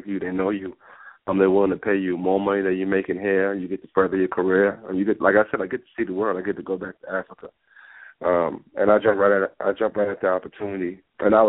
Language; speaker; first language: English; non-native, local second language; Yoruba